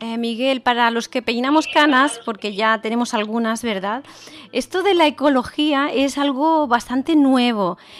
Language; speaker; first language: Spanish; native; Spanish